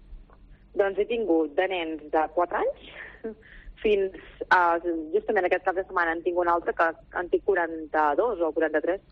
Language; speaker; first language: Catalan; native; Catalan